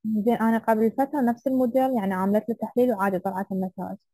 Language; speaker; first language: Arabic; native; Arabic